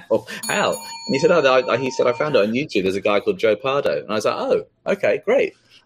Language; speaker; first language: English; native; English